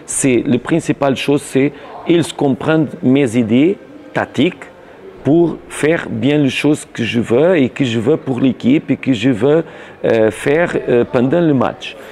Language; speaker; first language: French; non-native, learner; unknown